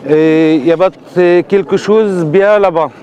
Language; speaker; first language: French; non-native, learner; Arabic